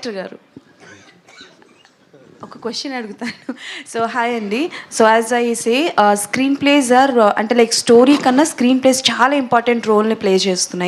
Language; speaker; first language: Telugu; native; Telugu